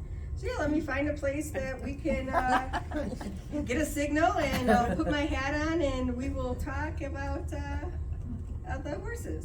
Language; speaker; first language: English; native; English